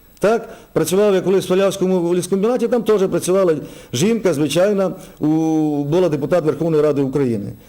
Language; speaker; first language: Ukrainian; native; Ukrainian